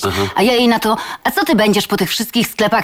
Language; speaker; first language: Polish; native; Polish